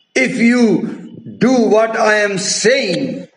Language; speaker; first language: English; non-native, local second language; Hindi